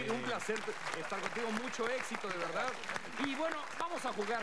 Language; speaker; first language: Spanish; native; Spanish